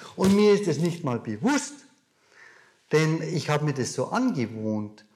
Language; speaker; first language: German; native; German